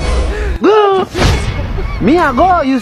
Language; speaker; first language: English; non-native, learner; Swahili